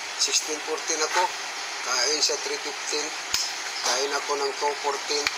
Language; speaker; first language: Filipino; non-native, local second language; Cebuano